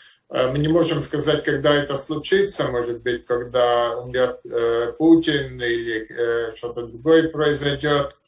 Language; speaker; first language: Russian; non-native, fluent; Latvian